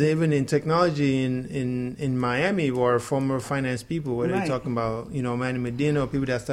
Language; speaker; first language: English; non-native, local second language; Yoruba